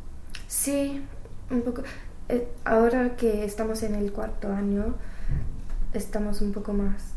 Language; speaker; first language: Spanish; non-native, learner; English